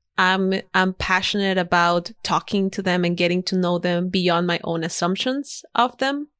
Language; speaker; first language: English; non-native, fluent; Spanish